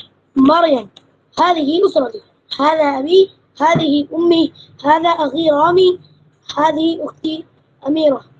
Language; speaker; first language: Arabic; non-native, learner; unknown